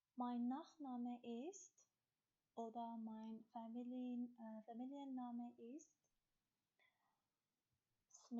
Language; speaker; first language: German; non-native, fluent; Persian